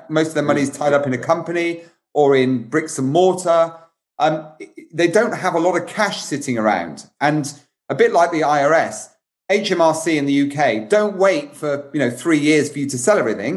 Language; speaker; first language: English; native; English